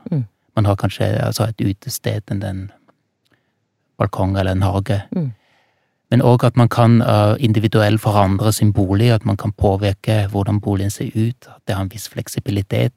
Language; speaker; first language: Norwegian; non-native, fluent; German